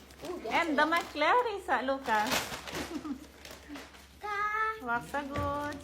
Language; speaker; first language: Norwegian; non-native, learner; Filipino